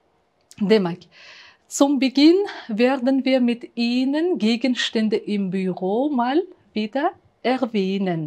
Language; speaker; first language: German; non-native, fluent; Uzbek